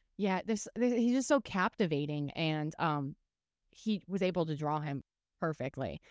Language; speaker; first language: English; native; English